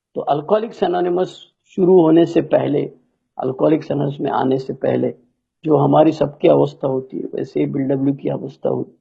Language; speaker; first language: Hindi; non-native, local second language; Marathi